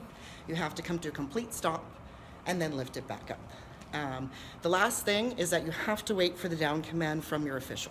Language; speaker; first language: English; native; English